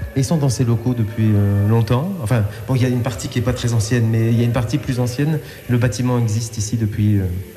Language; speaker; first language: French; native; French